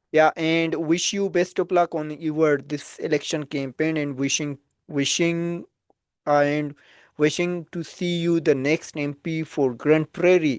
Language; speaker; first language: English; non-native, fluent; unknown